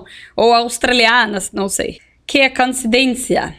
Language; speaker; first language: Portuguese; non-native, fluent; Russian